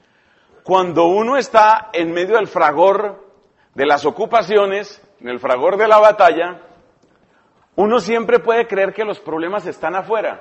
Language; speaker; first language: Spanish; native; Spanish